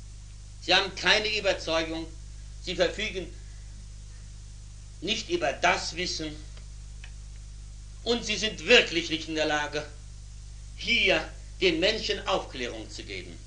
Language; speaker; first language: German; native; German